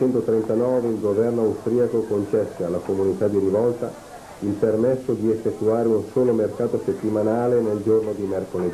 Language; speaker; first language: Italian; native; Italian